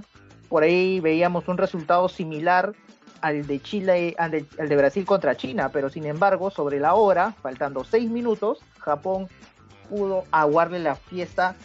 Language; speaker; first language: Spanish; native; Spanish